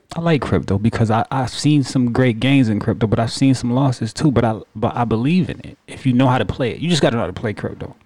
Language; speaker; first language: English; native; English